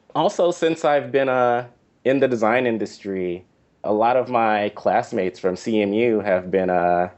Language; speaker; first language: English; native; English